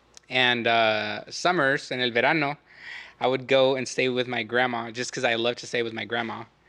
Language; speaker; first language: English; early bilingual, other home language; Spanish